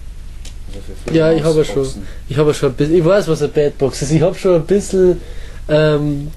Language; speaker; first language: German; native; German